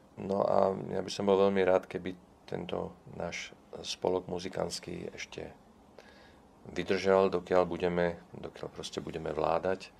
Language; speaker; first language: Slovak; non-native, local second language; Czech